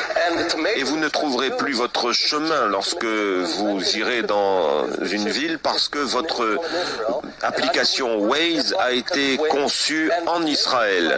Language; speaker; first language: French; native; French